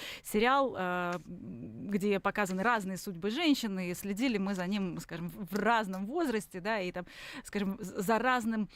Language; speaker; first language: Russian; native; Russian